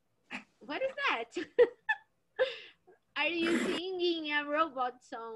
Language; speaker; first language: English; non-native, learner; Portuguese